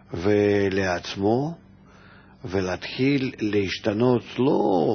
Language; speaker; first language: Hebrew; non-native, fluent; Russian